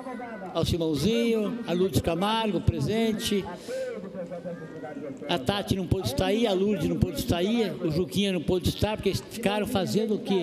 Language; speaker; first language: Portuguese; native; Portuguese